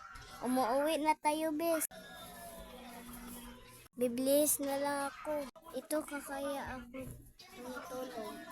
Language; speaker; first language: Filipino; non-native, local second language; Cebuano